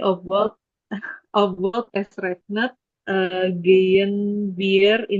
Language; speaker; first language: German; non-native, learner; Indonesian